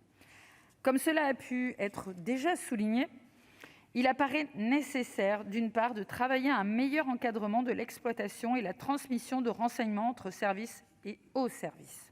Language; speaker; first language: French; native; French